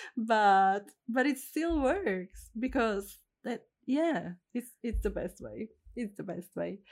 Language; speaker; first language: English; non-native, fluent; Czech